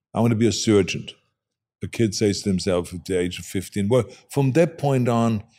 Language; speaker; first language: English; non-native, fluent; German